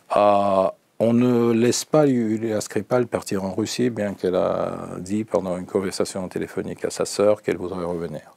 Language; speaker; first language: French; non-native, fluent; Russian